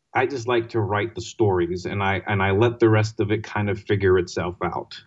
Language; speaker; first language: English; non-native, fluent; Greek